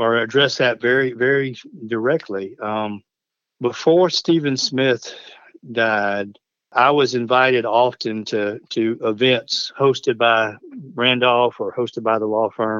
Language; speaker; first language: English; native; English